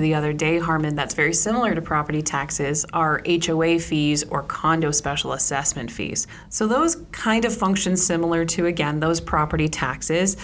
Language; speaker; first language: English; native; English